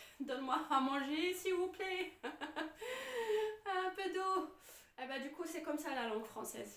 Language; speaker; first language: French; non-native, fluent; Arabic